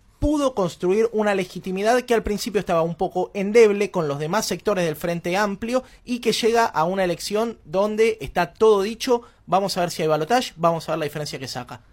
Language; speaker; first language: Spanish; native; Spanish